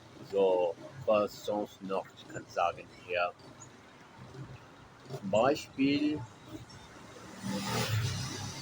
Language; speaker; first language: German; non-native, learner; Portuguese